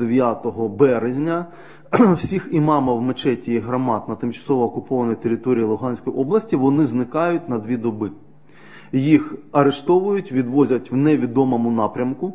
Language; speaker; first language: Ukrainian; native; Ukrainian